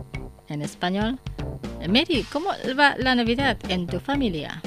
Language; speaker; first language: Spanish; non-native, fluent; Indonesian